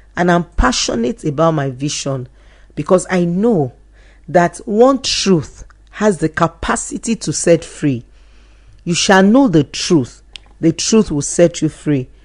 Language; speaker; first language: English; non-native, local second language; Yoruba